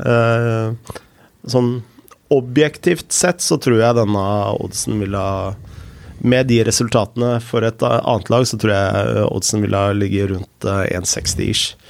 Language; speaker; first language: Norwegian; native; Norwegian